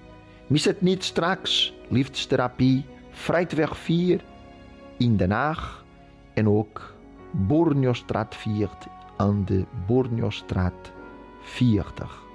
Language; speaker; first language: Dutch; non-native, fluent; Portuguese